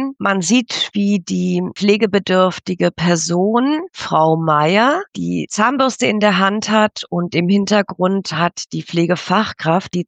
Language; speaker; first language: German; native; German